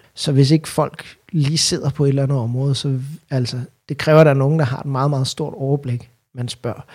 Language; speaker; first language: Danish; native; Danish